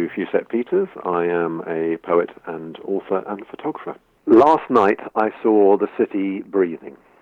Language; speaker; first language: English; native; English